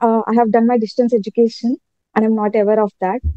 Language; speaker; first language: English; non-native, local second language; Telugu